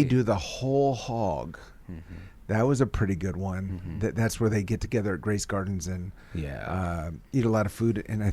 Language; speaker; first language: English; native; English